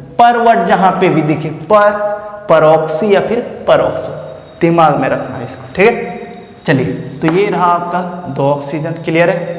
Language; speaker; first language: Hindi; native; Hindi